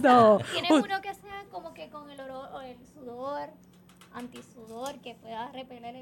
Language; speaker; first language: Spanish; native; Spanish